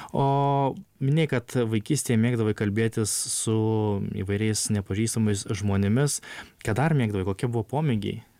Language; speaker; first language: Lithuanian; native; Lithuanian